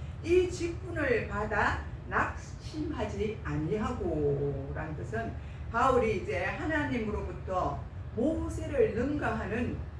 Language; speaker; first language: Korean; native; Korean